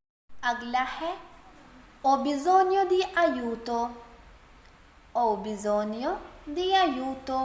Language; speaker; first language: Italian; non-native, fluent; Urdu